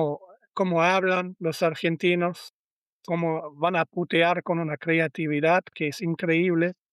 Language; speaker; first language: Spanish; non-native, learner; German